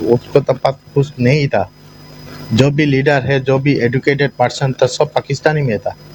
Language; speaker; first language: Hindi; non-native, fluent; Bangla